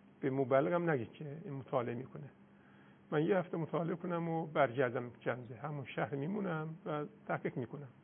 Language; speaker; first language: Persian; non-native, local second language; Azerbaijani